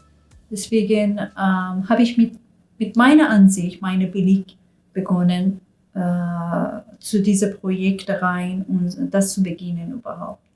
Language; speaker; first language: German; non-native, learner; Persian